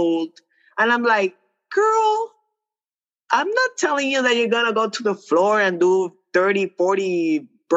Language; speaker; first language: English; non-native, fluent; Spanish